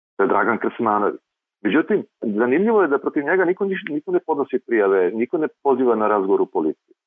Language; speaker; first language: Serbian; native; Serbian